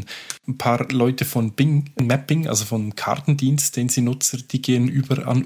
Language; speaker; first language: German; native; German